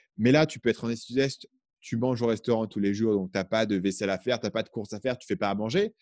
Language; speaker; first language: French; native; French